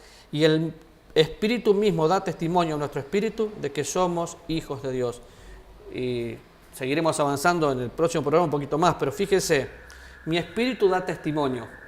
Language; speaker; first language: Spanish; native; Spanish